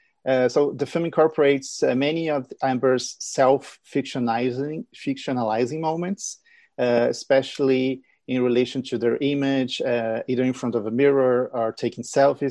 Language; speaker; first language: English; non-native, fluent; Portuguese